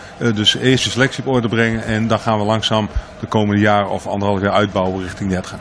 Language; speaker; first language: Dutch; native; Dutch